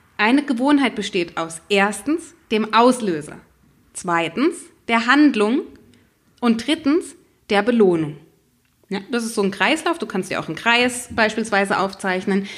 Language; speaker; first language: German; native; German